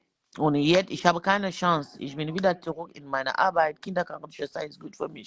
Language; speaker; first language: German; non-native, learner; French